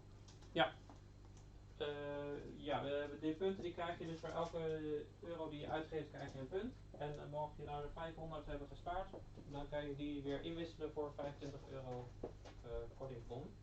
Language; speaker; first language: Dutch; native; Dutch